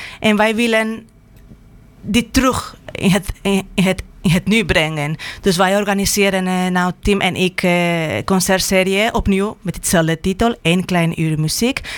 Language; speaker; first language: Dutch; non-native, fluent; Spanish